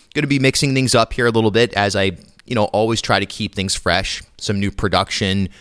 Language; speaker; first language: English; native; English